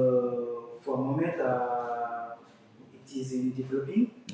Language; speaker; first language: English; non-native, learner; French